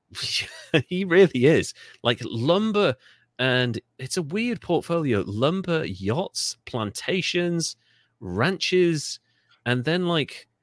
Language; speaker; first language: English; native; English